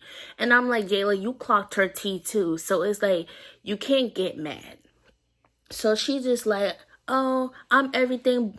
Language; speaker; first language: English; native; English